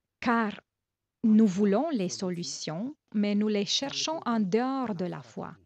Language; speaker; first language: French; non-native, fluent; Romanian